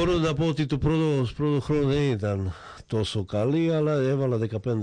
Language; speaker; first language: Greek; non-native, fluent; Slovak